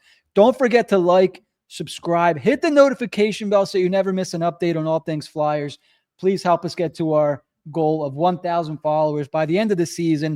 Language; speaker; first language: English; native; English